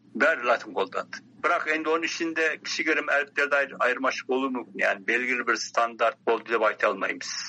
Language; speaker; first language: Kazakh; early bilingual, heritage; Kazakh